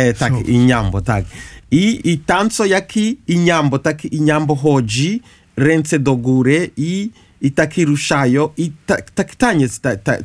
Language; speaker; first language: Polish; non-native, learner; Kinyarwanda